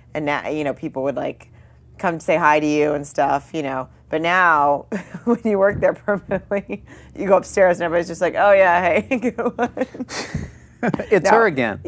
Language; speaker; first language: English; native; English